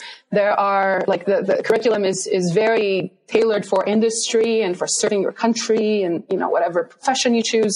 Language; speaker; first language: English; non-native, fluent; Portuguese